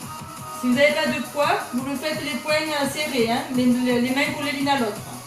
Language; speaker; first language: French; native; French